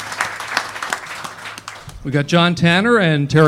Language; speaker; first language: English; native; English